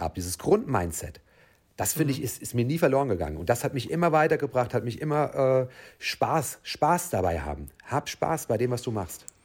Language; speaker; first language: German; native; German